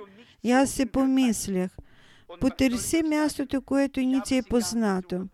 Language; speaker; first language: Bulgarian; non-native, fluent; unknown